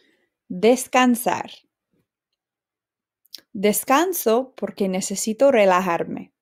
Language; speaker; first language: Spanish; non-native, fluent; English